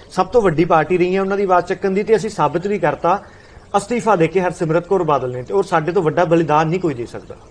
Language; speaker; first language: Hindi; non-native, local second language; Punjabi